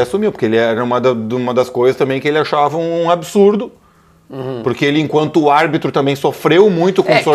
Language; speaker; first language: Portuguese; native; Portuguese